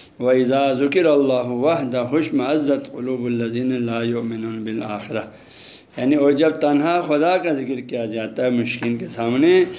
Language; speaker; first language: Urdu; non-native, local second language; Balti